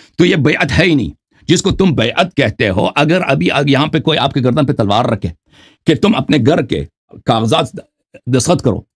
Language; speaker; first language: Urdu; non-native, fluent; Persian